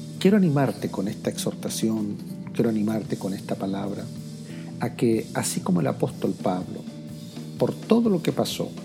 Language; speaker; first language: Spanish; native; Spanish